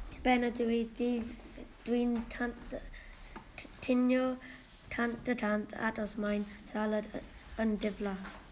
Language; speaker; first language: Welsh; non-native, learner; English